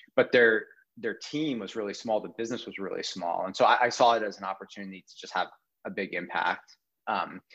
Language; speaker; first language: English; native; English